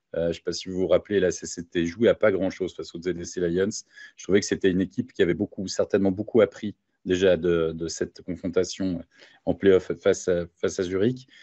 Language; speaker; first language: French; native; French